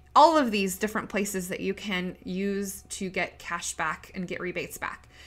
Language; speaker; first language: English; native; English